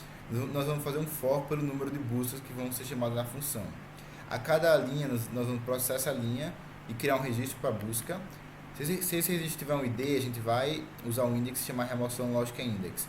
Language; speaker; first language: Portuguese; native; Portuguese